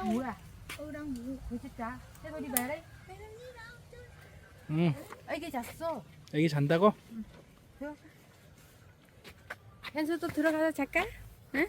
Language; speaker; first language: Korean; non-native, learner; Vietnamese